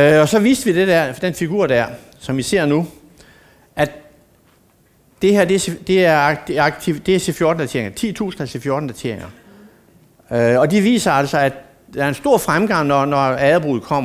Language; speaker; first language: Danish; native; Danish